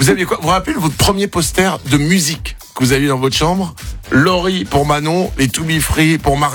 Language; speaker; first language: French; native; French